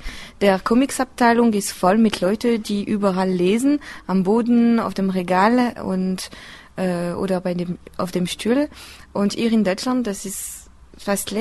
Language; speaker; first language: German; non-native, learner; French